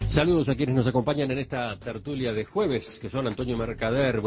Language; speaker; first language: Spanish; native; Spanish